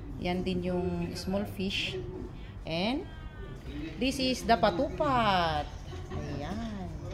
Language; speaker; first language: Filipino; non-native, local second language; Iloko